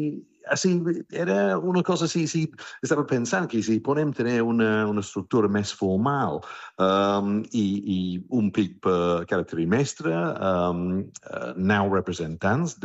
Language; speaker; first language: Catalan; non-native, fluent; English